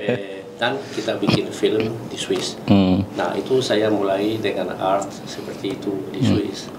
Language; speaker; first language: Indonesian; non-native, learner; Italian